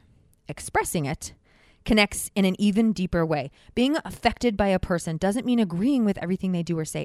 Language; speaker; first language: English; native; English